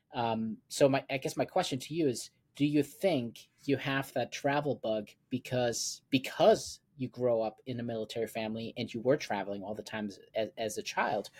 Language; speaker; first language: English; non-native, fluent; German